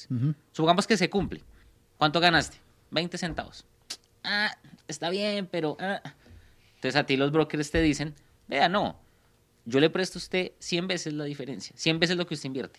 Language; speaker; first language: Spanish; native; Spanish